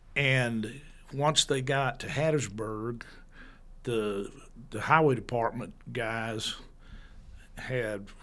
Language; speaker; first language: English; native; English